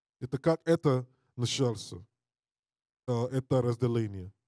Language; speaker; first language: Russian; non-native, learner; English